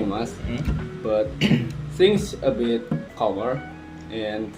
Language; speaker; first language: English; non-native, learner; Javanese